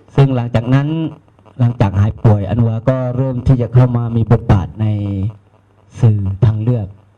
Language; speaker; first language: Thai; non-native, local second language; Malay